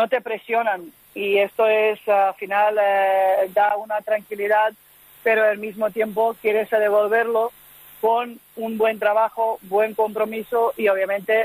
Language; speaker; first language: Spanish; non-native, fluent; Serbian